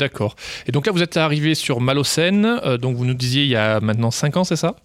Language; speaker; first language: French; native; French